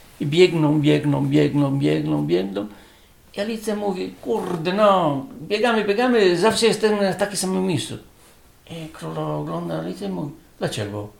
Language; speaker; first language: Polish; non-native, learner; Italian